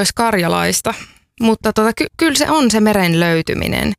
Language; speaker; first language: Finnish; native; Finnish